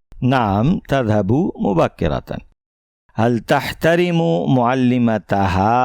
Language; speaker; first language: Arabic; non-native, fluent; Urdu